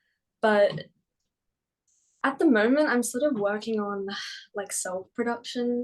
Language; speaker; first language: English; native; English